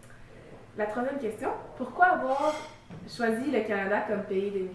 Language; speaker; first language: French; native; French